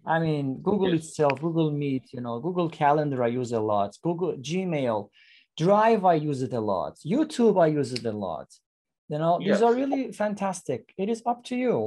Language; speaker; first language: English; non-native, fluent; Persian